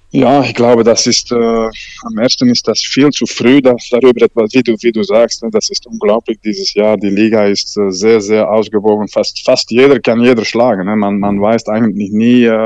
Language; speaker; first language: German; non-native, learner; Dutch